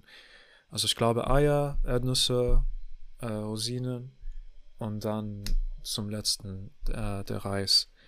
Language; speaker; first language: German; non-native, learner; English